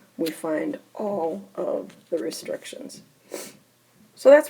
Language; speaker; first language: English; native; English